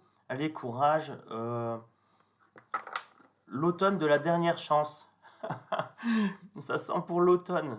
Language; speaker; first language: French; native; French